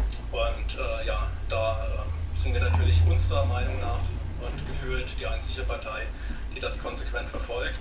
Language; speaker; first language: German; native; German